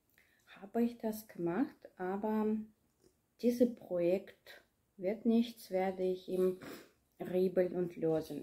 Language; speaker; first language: German; non-native, learner; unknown